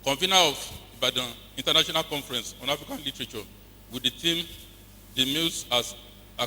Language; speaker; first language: English; non-native, local second language; Yoruba